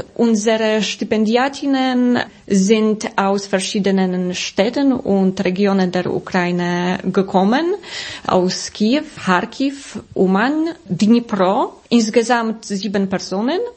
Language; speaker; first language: German; non-native, fluent; Polish